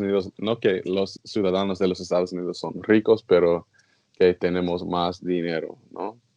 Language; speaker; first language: Spanish; non-native, learner; English